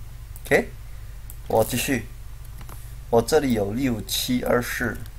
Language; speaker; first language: Chinese; non-native, fluent; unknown